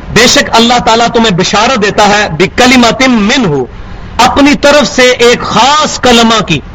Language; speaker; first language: Urdu; non-native, local second language; Punjabi